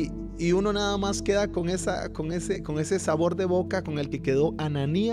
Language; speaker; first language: Spanish; native; Spanish